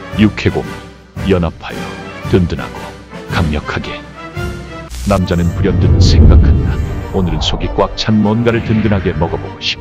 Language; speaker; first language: Korean; native; Korean